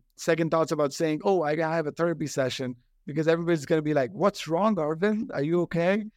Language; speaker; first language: English; non-native, local second language; Hindi